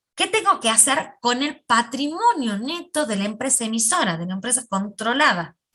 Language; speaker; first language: Spanish; native; Spanish